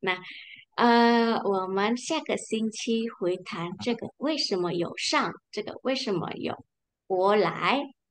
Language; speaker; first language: Chinese; non-native, fluent; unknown